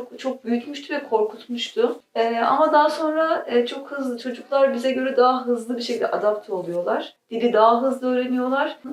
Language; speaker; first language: Turkish; native; Turkish